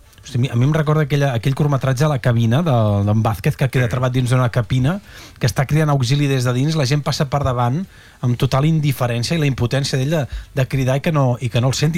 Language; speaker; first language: Catalan; native; Catalan